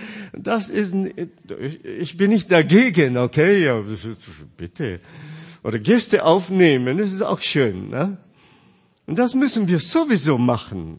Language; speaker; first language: German; non-native, fluent; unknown